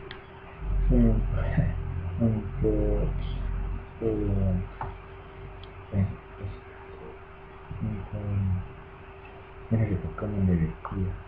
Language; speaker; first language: French; non-native, learner; Spanish